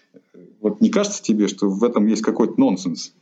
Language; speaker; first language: Russian; native; Russian